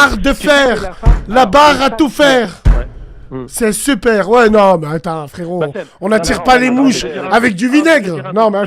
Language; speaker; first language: French; early bilingual, other home language; Arabic